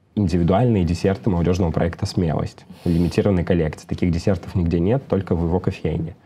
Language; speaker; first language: Russian; native; Russian